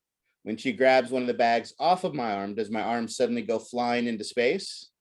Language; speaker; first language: English; native; English